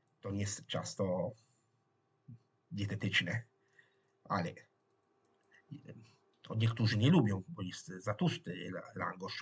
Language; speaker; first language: Polish; non-native, fluent; Italian